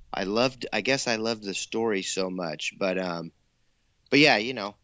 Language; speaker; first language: English; native; English